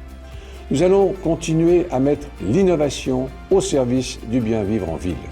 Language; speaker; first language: French; native; French